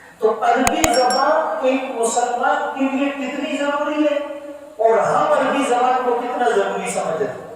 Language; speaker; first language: Urdu; non-native, local second language; Pashto